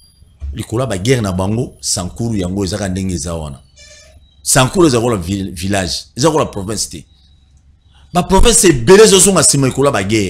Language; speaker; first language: French; non-native, local second language; Lingala